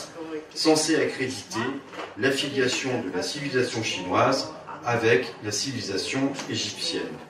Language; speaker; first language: French; native; French